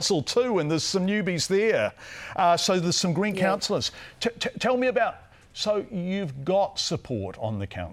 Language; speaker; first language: English; native; English